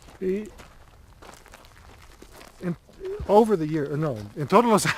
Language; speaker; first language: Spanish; non-native, learner; English